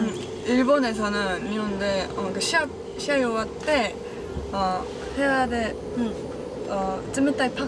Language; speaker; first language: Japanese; non-native, learner; Korean